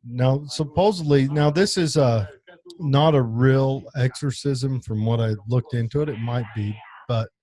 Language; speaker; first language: English; native; English